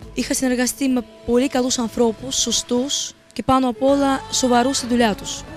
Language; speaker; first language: Greek; early bilingual, other home language; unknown